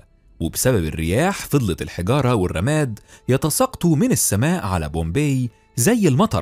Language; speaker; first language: Arabic; native; Arabic